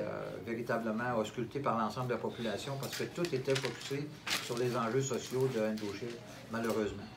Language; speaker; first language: French; native; French